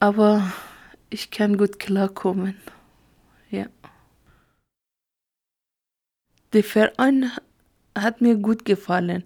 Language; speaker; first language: German; non-native, learner; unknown